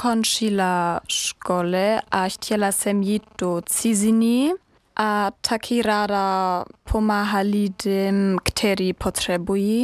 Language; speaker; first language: Czech; non-native, learner; German